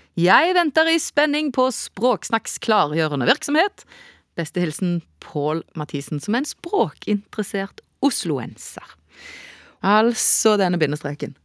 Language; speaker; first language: Norwegian; native; Norwegian